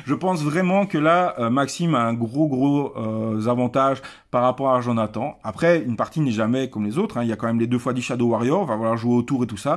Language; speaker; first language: French; native; French